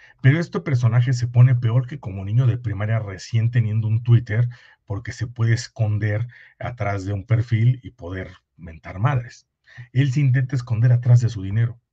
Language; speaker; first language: Spanish; native; Spanish